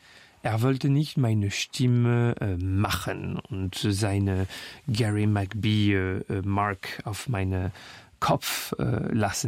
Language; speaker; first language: German; non-native, fluent; French